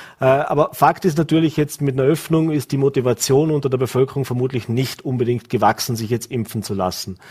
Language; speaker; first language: German; native; German